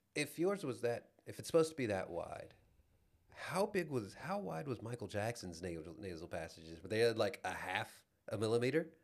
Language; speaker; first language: English; native; English